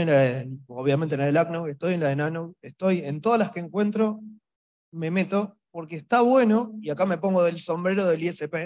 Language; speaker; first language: Spanish; native; Spanish